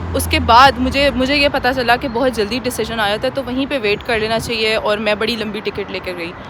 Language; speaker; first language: Urdu; native; Urdu